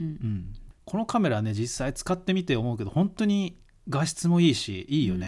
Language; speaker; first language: Japanese; native; Japanese